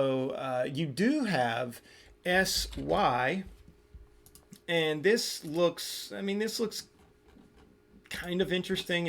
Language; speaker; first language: English; native; English